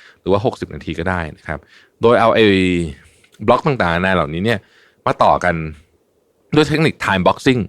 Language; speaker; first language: Thai; native; Thai